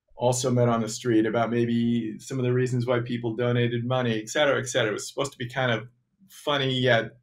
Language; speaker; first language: English; native; English